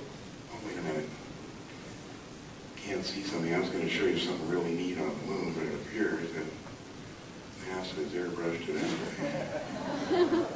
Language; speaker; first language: English; native; English